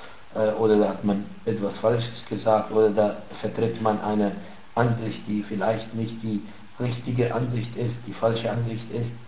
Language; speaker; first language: German; non-native, fluent; Arabic